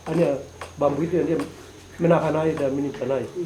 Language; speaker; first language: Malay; non-native, local second language; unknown